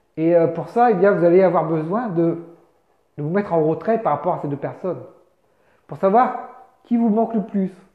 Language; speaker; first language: French; native; French